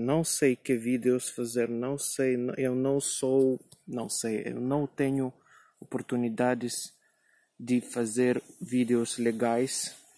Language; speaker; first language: Portuguese; non-native, learner; Spanish